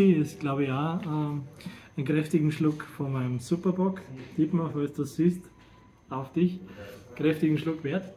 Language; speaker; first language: German; native; German